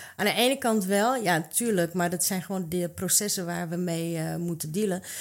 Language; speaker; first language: Dutch; early bilingual, other home language; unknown